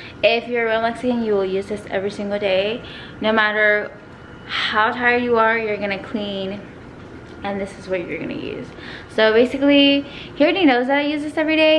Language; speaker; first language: English; early bilingual, other home language; Spanish